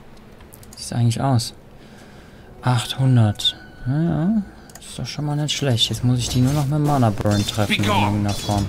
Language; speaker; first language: German; native; German